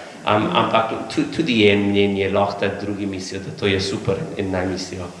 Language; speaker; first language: Slovenian; non-native, learner; English